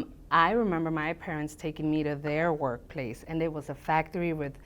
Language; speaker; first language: English; early bilingual, other home language; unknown